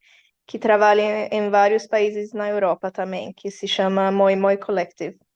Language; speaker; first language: Portuguese; early bilingual, heritage; Portuguese